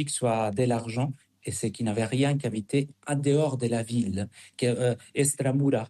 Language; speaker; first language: French; non-native, fluent; Spanish